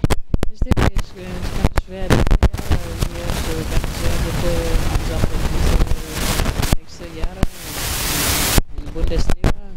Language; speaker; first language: German; non-native, learner; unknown